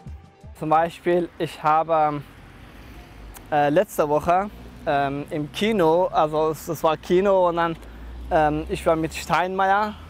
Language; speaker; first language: German; non-native, learner; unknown